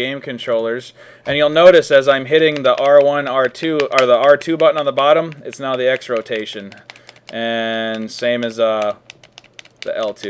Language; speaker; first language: English; native; English